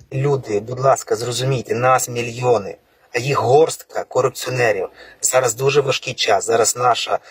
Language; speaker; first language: Ukrainian; native; Ukrainian